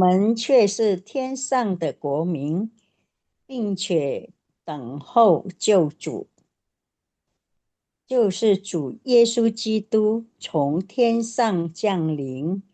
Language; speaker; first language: Chinese; non-native, learner; Indonesian